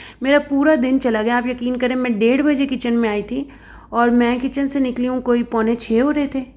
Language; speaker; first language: Urdu; non-native, local second language; Punjabi